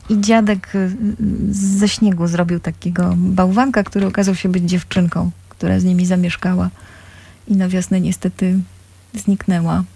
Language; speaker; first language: Polish; native; Polish